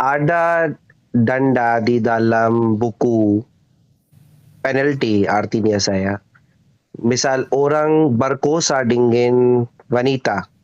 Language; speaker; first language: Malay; non-native, learner; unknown